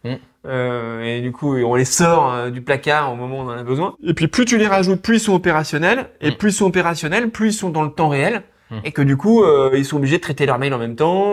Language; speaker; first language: French; native; French